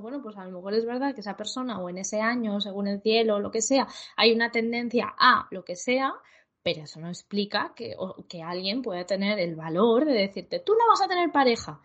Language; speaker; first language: Spanish; native; Spanish